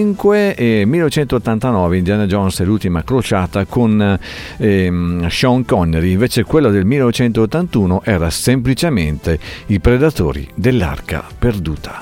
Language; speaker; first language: Italian; native; Italian